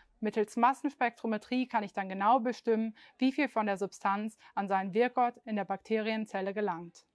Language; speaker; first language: German; native; German